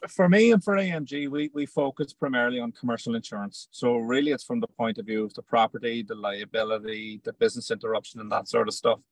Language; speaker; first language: English; native; English